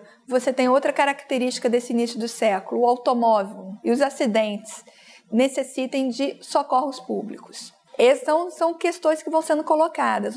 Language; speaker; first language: Portuguese; native; Portuguese